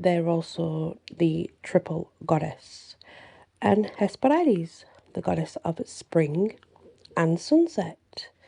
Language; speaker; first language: English; native; English